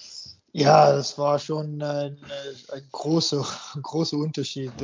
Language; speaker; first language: German; non-native, fluent; English